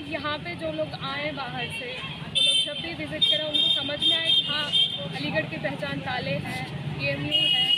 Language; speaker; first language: Hindi; native; Hindi